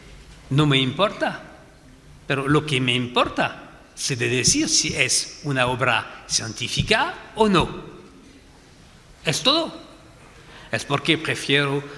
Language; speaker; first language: Spanish; non-native, fluent; French